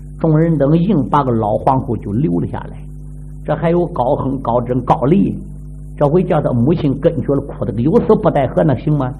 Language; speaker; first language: Chinese; native; Chinese